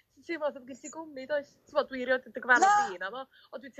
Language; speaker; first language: Welsh; native; Welsh